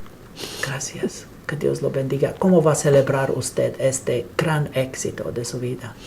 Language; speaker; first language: Spanish; non-native, learner; English